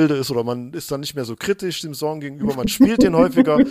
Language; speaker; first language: German; native; German